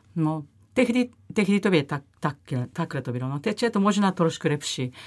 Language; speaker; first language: Czech; non-native, fluent; Japanese